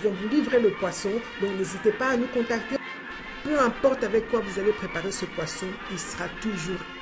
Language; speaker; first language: French; non-native, local second language; Lingala